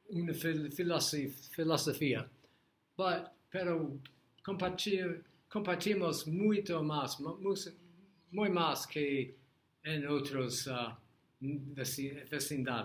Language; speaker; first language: Spanish; non-native, learner; English